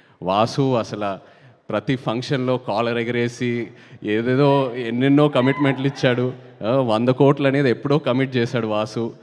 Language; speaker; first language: Telugu; native; Telugu